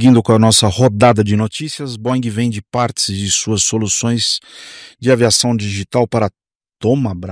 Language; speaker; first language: Portuguese; native; Portuguese